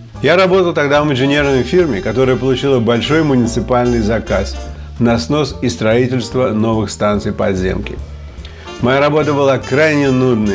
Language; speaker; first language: Russian; native; Russian